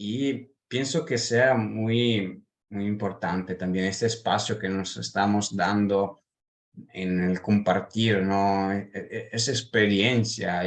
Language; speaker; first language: Spanish; non-native, fluent; Italian